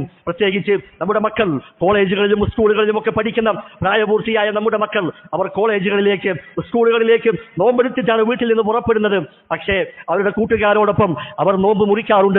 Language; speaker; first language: Malayalam; native; Malayalam